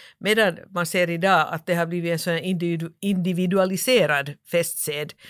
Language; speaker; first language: Swedish; native; Swedish